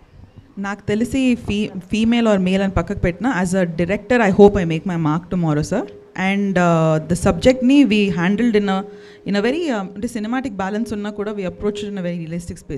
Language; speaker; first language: Telugu; native; Telugu